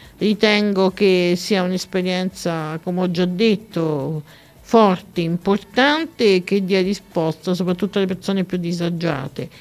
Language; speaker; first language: Italian; native; Italian